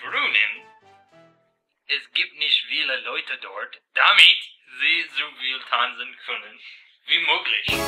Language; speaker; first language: German; non-native, learner; English